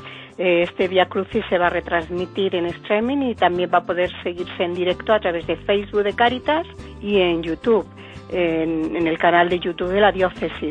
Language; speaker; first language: Spanish; native; Spanish